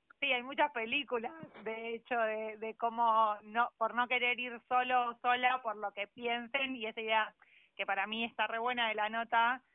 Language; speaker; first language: Spanish; native; Spanish